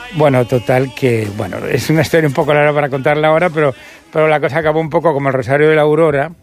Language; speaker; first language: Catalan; non-native, local second language; Spanish